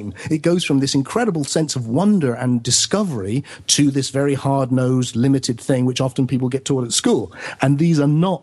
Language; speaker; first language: English; native; English